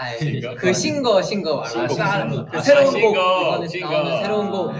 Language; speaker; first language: Korean; non-native, fluent; Chinese